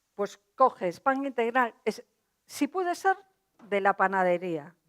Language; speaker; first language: Spanish; non-native, local second language; Galician